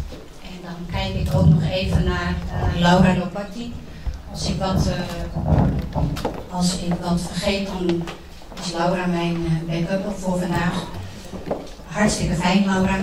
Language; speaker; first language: Dutch; early bilingual, other home language; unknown